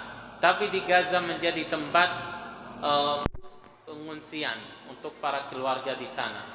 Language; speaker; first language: Indonesian; non-native, fluent; Arabic